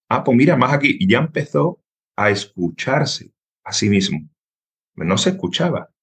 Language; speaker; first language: Spanish; native; Spanish